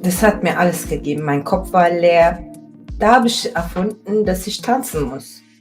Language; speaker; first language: German; early bilingual, other home language; Turkish